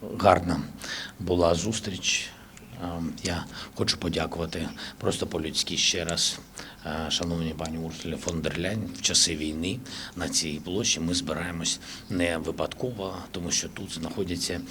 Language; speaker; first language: Ukrainian; native; Ukrainian